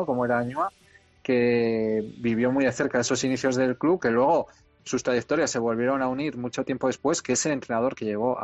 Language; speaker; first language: Spanish; native; Spanish